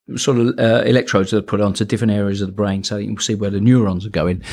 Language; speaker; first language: English; native; English